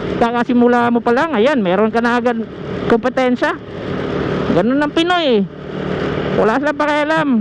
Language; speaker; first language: Filipino; non-native, local second language; Cebuano